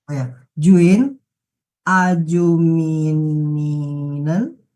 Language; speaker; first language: Korean; non-native, learner; Indonesian